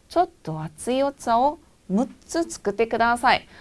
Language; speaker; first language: Japanese; non-native, fluent; Korean